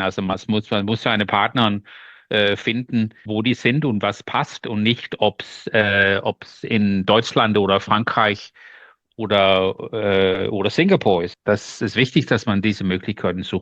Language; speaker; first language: German; non-native, learner; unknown